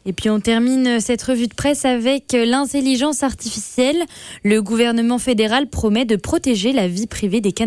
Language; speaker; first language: French; native; French